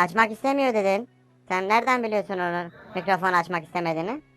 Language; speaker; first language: Turkish; native; Turkish